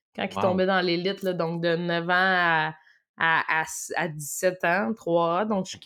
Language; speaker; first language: French; native; French